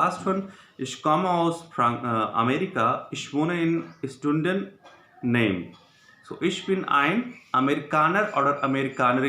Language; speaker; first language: German; non-native, learner; Hindi